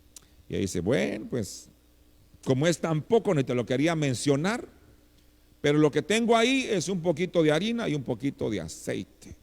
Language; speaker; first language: Spanish; native; Spanish